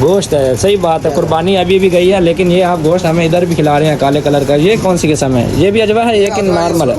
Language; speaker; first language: Hindi; native; Hindi